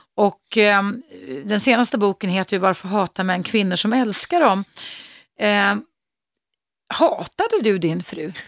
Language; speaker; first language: Swedish; native; Swedish